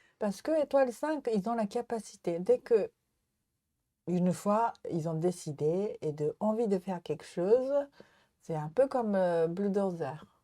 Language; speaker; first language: French; non-native, learner; Japanese